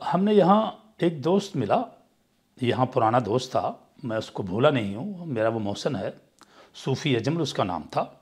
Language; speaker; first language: Urdu; non-native, local second language; Punjabi